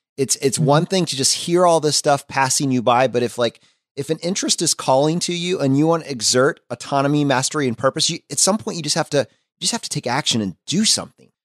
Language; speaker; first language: English; native; English